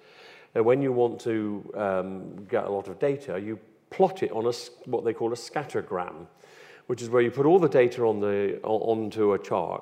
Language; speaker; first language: English; native; English